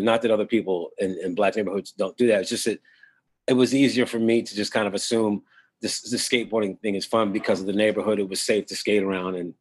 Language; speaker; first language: English; native; English